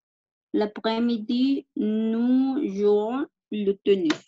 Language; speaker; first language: French; non-native, learner; Spanish